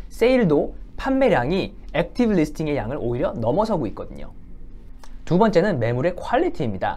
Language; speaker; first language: Korean; native; Korean